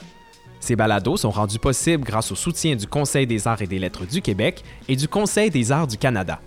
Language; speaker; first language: French; native; French